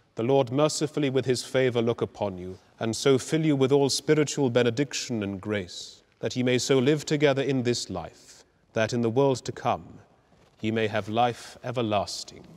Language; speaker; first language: English; native; English